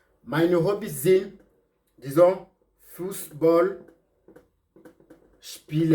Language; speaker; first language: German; non-native, fluent; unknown